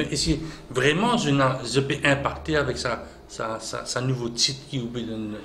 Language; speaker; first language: French; non-native, local second language; Morisyen